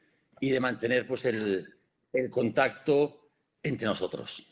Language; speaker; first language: Spanish; native; Spanish